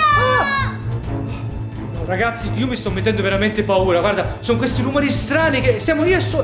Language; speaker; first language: Italian; native; Italian